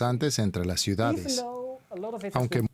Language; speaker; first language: Spanish; native; Spanish